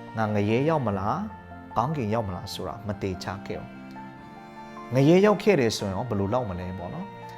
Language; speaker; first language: Burmese; non-native, local second language; Hakha Chin